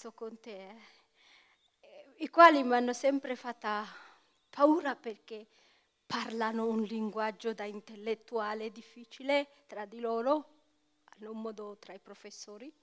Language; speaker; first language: Italian; non-native, fluent; Tigrinya